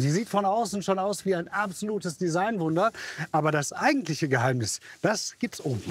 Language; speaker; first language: German; native; German